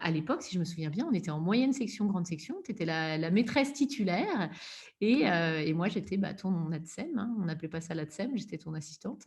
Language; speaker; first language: French; native; French